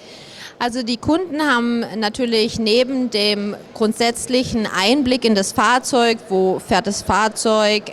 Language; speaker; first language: German; native; German